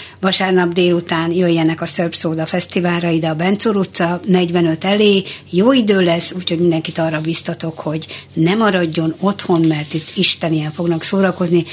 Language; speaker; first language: Hungarian; native; Hungarian